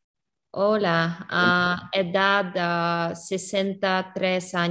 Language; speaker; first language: Spanish; non-native, learner; English